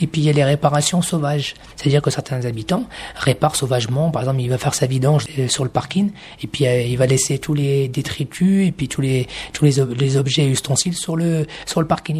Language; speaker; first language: French; native; French